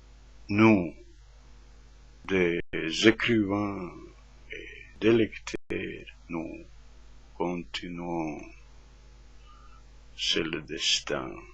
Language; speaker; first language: French; non-native, fluent; Croatian